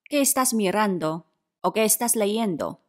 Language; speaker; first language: Spanish; non-native, fluent; Chinese